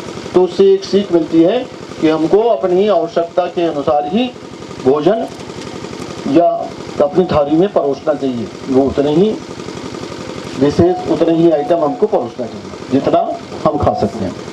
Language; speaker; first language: Hindi; native; Hindi